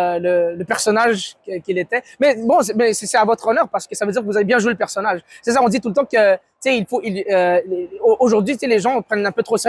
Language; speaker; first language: French; native; French